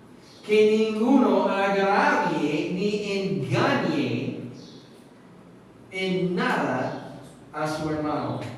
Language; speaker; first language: Spanish; non-native, fluent; English